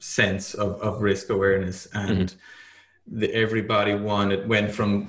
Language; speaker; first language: English; native; English